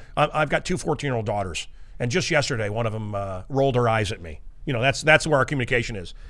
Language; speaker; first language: English; native; English